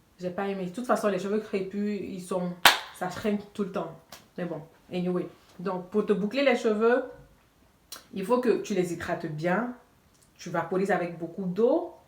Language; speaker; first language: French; non-native, local second language; Bambara